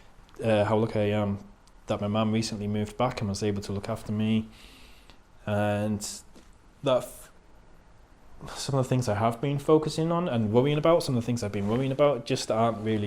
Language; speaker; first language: English; native; English